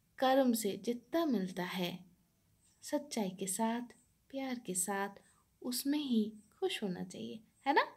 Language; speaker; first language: Hindi; non-native, local second language; Bangla